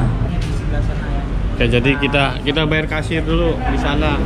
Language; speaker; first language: Indonesian; native; Indonesian